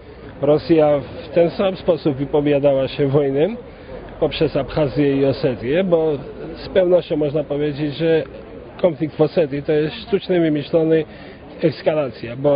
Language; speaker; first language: Polish; non-native, fluent; Georgian